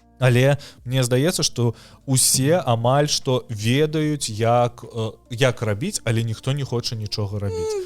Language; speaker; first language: Belarusian; non-native, local second language; Russian